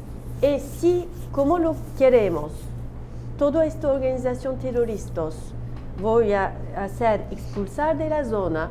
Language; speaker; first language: Spanish; non-native, learner; Turkish